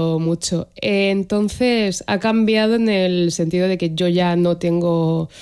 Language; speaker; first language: Spanish; native; Spanish